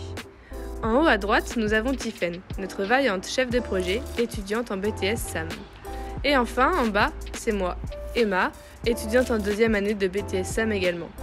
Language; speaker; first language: French; native; French